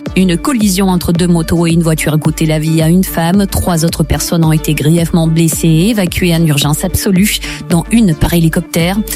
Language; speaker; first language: French; native; French